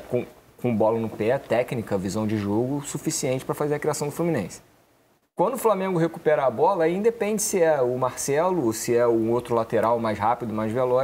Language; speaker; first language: Portuguese; native; Portuguese